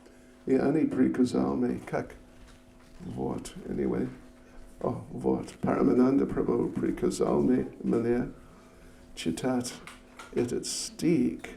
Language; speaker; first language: Russian; non-native, learner; English